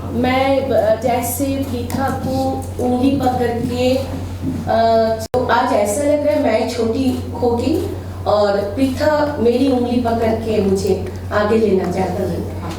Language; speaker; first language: Hindi; non-native, local second language; Bangla